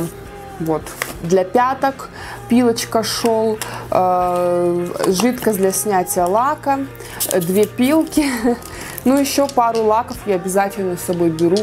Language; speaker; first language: Russian; native; Russian